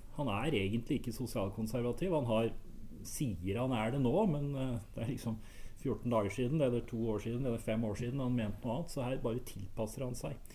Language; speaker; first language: Norwegian; native; Norwegian